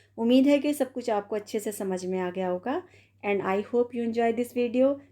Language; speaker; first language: Urdu; native; Urdu